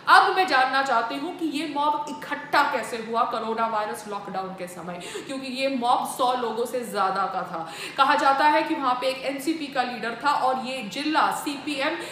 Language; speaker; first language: Hindi; native; Hindi